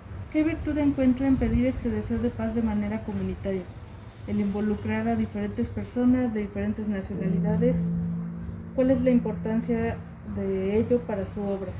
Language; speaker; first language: Spanish; native; Spanish